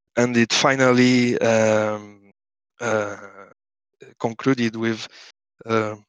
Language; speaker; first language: English; non-native, fluent; French